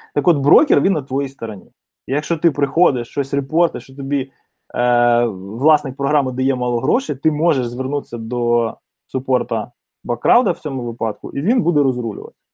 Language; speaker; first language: Ukrainian; native; Ukrainian